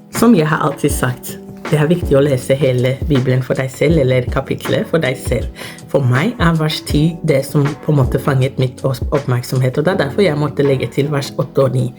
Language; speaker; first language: Norwegian; non-native, fluent; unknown